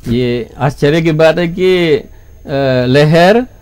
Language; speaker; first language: Hindi; non-native, fluent; Indonesian